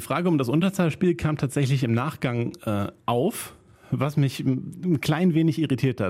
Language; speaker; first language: German; native; German